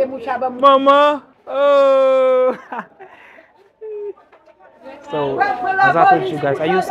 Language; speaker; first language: English; non-native, fluent; Haitian Creole